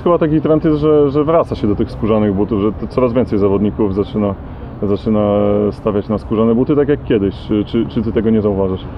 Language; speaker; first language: Polish; native; Polish